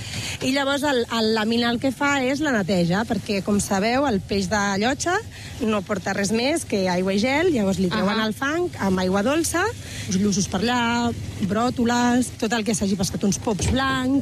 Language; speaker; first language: Catalan; native; Catalan